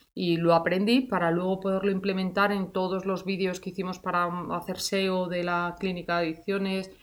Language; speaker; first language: Spanish; native; Spanish